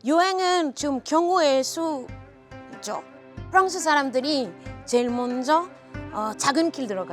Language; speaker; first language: Korean; non-native, fluent; French